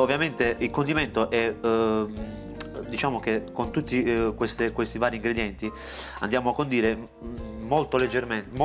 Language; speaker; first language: Italian; native; Italian